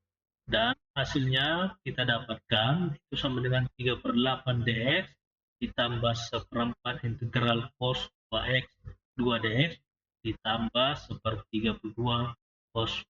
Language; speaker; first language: Indonesian; native; Indonesian